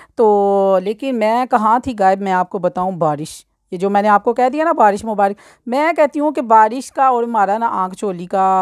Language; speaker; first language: Urdu; non-native, local second language; Punjabi